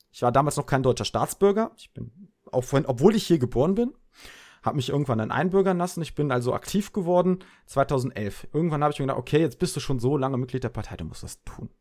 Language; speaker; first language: German; early bilingual, other home language; Serbian